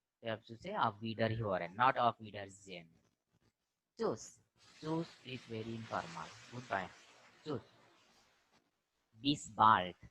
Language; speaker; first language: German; non-native, fluent; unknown